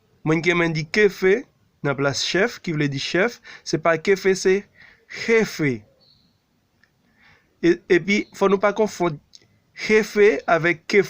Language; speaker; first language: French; non-native, learner; Haitian Creole